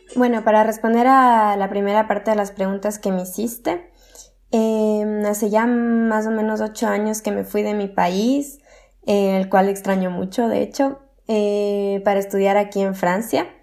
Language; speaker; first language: Spanish; native; Spanish